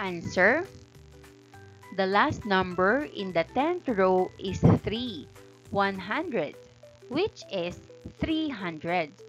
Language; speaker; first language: English; non-native, local second language; Filipino